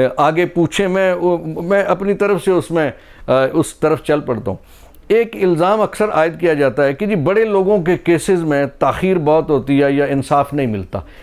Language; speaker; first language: Urdu; non-native, local second language; Pahari-Potwari